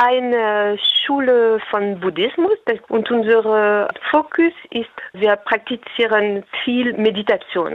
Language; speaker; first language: German; non-native, fluent; French